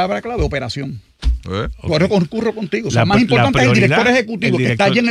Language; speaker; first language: Spanish; native; Spanish